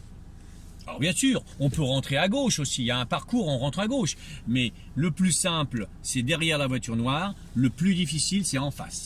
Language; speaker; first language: French; native; French